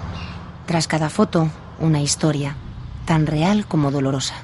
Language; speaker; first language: Spanish; native; Spanish